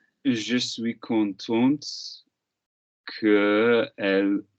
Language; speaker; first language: French; non-native, learner; English